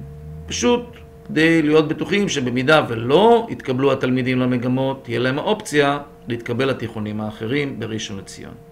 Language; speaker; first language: Hebrew; native; Hebrew